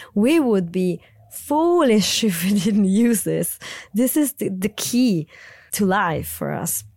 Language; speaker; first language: English; non-native, fluent; Italian